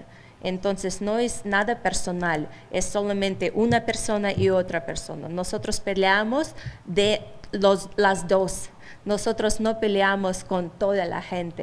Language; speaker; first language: Spanish; non-native, fluent; Russian